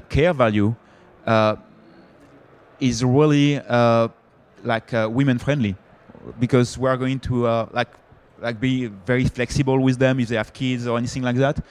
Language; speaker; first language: English; non-native, fluent; French